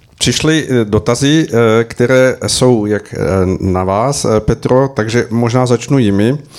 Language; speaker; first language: Czech; native; Czech